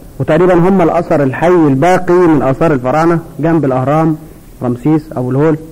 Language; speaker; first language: Egyptian Arabic; non-native, local second language; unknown